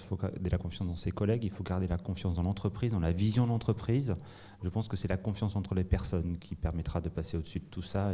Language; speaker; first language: French; native; French